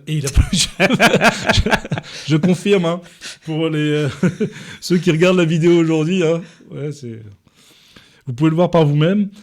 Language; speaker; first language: French; native; French